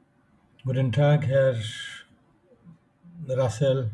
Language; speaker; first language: German; non-native, fluent; Bangla